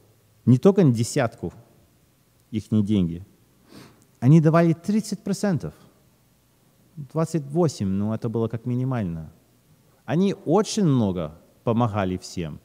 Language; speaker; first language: Russian; early bilingual, heritage; Russian